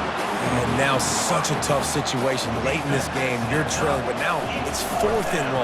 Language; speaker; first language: English; native; English